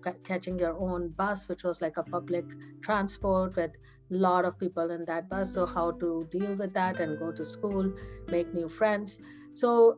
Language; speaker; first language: English; non-native, local second language; Hindi